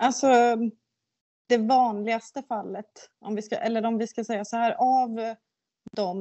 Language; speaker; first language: Swedish; native; Swedish